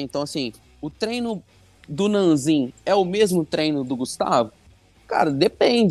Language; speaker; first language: Portuguese; native; Portuguese